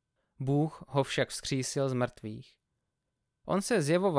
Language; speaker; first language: Czech; native; Czech